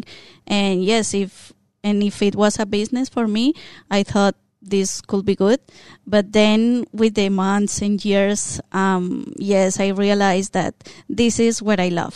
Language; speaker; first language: English; non-native, fluent; Spanish